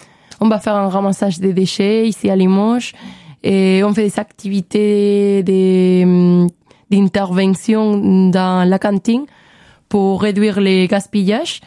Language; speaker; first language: French; non-native, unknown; Spanish